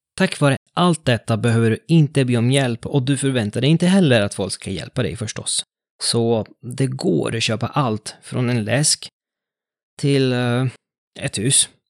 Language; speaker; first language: Swedish; non-native, fluent; Italian